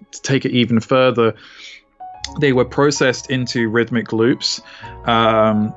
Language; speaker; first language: English; native; English